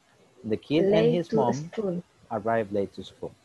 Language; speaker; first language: English; non-native, fluent; Spanish